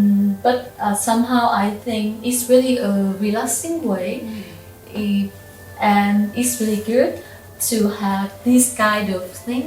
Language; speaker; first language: English; non-native, local second language; Vietnamese